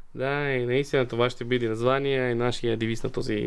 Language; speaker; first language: Bulgarian; non-native, fluent; Ukrainian